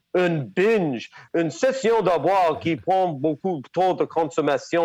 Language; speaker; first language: French; non-native, fluent; English